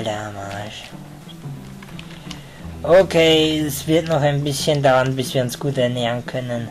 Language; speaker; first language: German; native; German